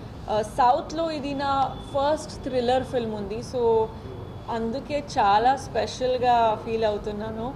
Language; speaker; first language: Telugu; non-native, fluent; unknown